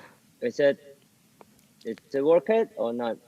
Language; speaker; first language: English; non-native, learner; Chinese